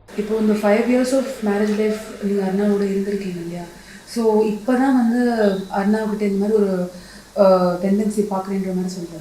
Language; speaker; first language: Tamil; native; Tamil